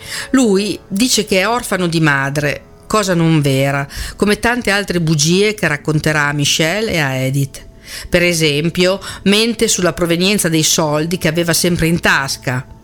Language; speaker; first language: Italian; native; Italian